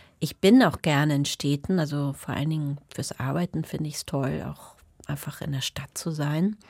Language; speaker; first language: German; native; German